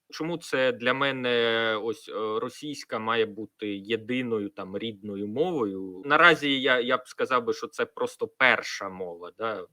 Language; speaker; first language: Ukrainian; non-native, local second language; Russian